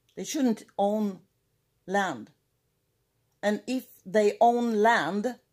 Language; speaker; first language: English; non-native, fluent; Swedish